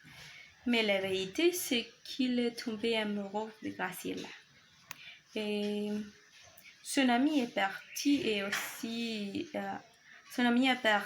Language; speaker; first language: French; non-native, learner; Spanish